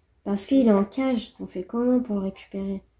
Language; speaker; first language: French; native; French